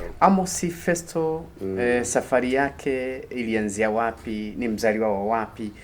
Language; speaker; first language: Swahili; native; Swahili